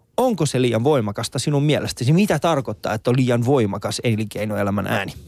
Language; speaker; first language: Finnish; early bilingual, other home language; Persian